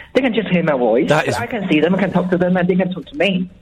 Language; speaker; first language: English; non-native, fluent; Chinese